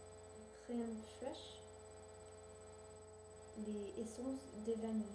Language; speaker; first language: French; non-native, learner; English